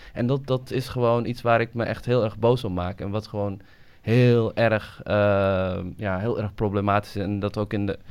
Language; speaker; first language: Dutch; early bilingual, other home language; Somali